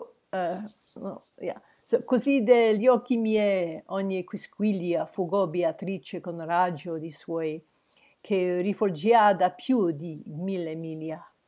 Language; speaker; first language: Italian; non-native, learner; English